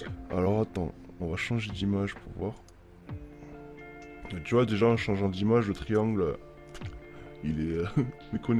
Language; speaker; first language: French; native; French